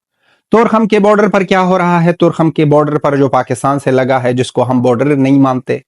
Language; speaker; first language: Hindi; non-native, fluent; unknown